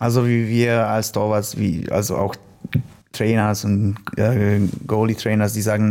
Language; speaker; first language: German; non-native, learner; Polish